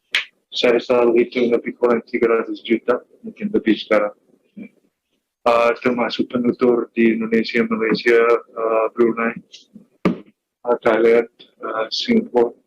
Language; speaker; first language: Indonesian; non-native, fluent; English